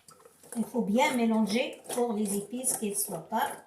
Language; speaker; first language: French; non-native, local second language; Arabic